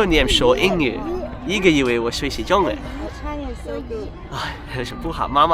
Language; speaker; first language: Chinese; non-native, learner; English